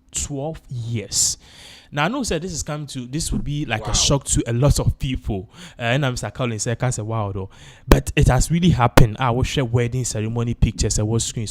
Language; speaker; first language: English; non-native, local second language; Akan